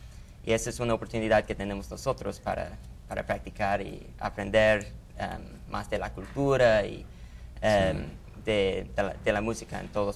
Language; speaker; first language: Spanish; non-native, fluent; English